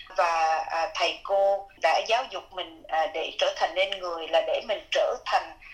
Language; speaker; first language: Vietnamese; native; Vietnamese